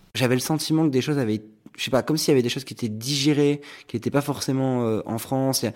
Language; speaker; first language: French; native; French